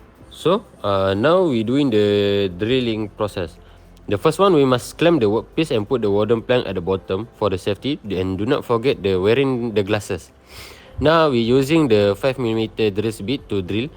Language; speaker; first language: English; non-native, local second language; Malay